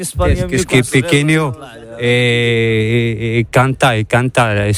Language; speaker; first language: Spanish; non-native, learner; Arabic